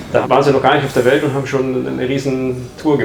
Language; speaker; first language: German; native; German